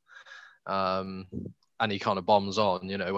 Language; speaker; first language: English; native; English